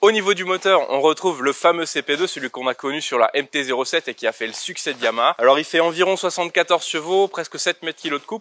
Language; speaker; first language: French; native; French